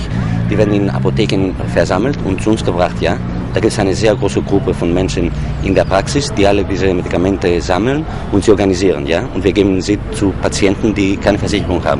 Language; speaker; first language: German; non-native, fluent; Greek